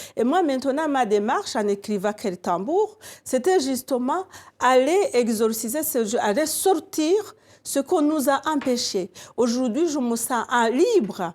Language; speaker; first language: French; non-native, local second language; Kinyarwanda